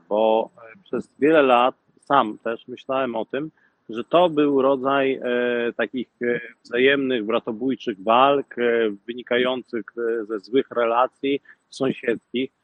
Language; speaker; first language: Polish; native; Polish